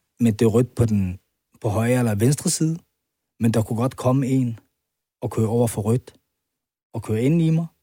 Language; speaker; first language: Danish; early bilingual, other home language; Arabic